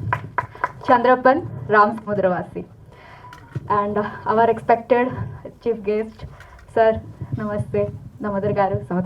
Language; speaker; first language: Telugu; non-native, local second language; Odia